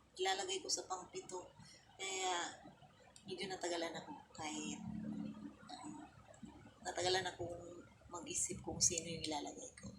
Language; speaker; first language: Filipino; non-native, local second language; Bikol